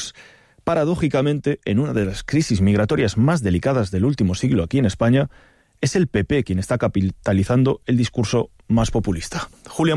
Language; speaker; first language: Spanish; native; Spanish